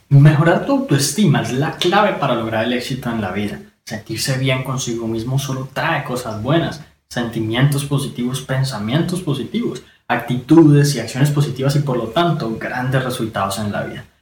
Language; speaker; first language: Spanish; native; Spanish